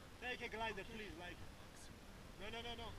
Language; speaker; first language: English; non-native, learner; Georgian